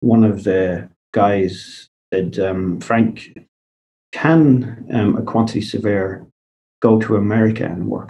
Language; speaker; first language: English; native; English